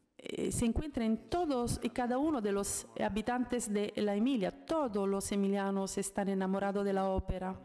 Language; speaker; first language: Spanish; non-native, fluent; Italian